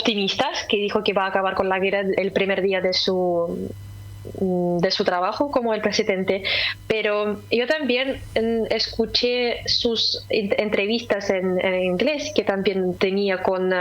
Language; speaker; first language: Spanish; non-native, fluent; Russian